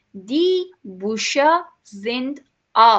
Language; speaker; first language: German; non-native, learner; Hindi